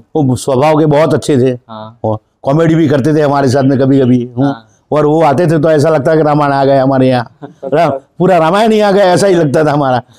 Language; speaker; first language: Hindi; non-native, local second language; Gujarati